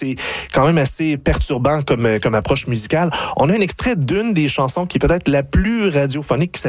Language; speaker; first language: French; native; French